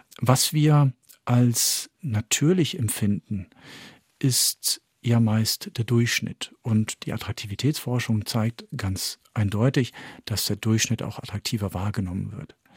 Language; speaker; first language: German; early bilingual, heritage; French